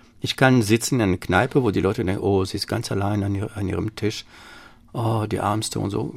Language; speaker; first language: German; non-native, fluent; French